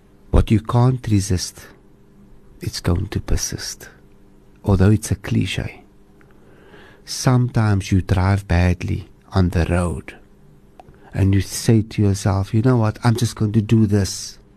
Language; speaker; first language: English; native; English